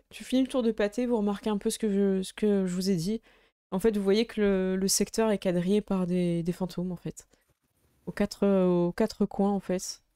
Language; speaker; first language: French; native; French